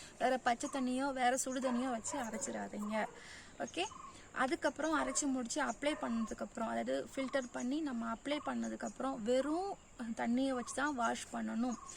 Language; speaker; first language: Tamil; non-native, local second language; Malayalam